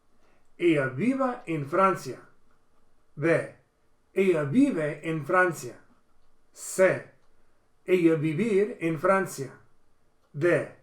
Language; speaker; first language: Spanish; non-native, fluent; English